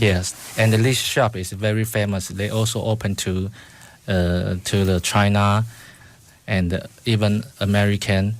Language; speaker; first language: English; non-native, fluent; Chinese